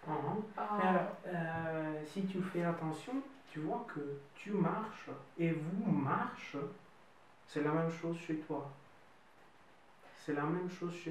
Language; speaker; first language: French; non-native, fluent; Russian